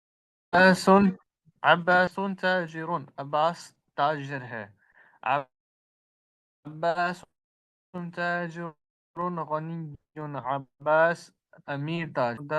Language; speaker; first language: Hindi; non-native, learner; Urdu